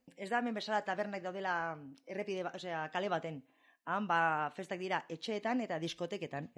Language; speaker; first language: Basque; non-native, fluent; English